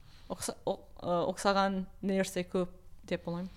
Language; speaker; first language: Kazakh; non-native, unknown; English